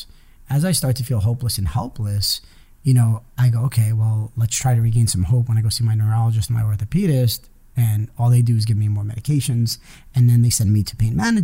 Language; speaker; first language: English; early bilingual, other home language; Hebrew